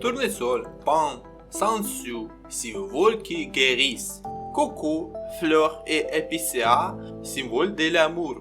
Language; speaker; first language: French; non-native, learner; Ukrainian